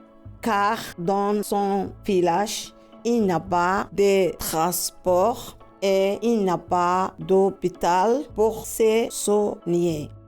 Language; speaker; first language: French; non-native, learner; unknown